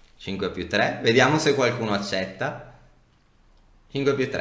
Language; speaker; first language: Italian; native; Italian